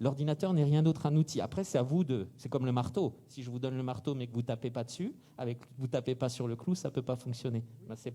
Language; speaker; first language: French; native; French